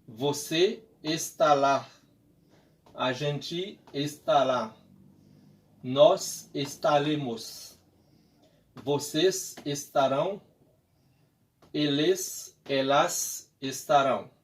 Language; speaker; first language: Portuguese; non-native, learner; Haitian Creole